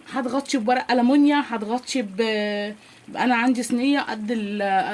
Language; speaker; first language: Arabic; native; Arabic